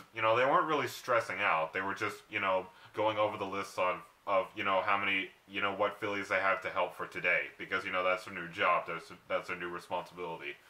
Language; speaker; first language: English; native; English